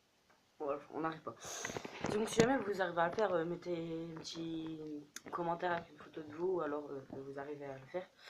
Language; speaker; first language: French; native; French